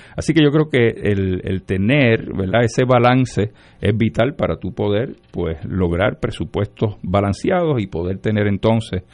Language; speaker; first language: Spanish; native; Spanish